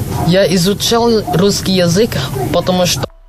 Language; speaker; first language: Russian; non-native, learner; Filipino